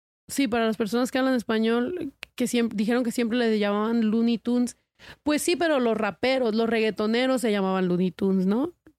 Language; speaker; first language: Spanish; early bilingual, heritage; Spanish